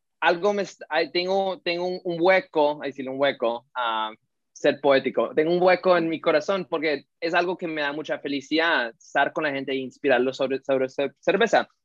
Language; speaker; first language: Spanish; early bilingual, heritage; Spanish